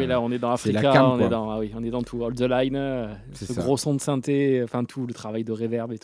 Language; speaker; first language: French; native; French